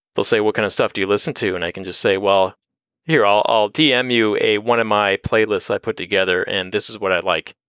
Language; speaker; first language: English; native; English